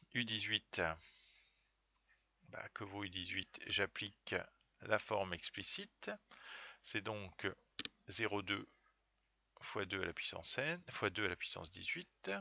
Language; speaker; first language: French; native; French